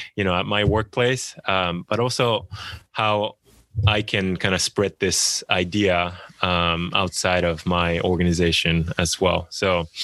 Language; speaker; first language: English; non-native, fluent; Japanese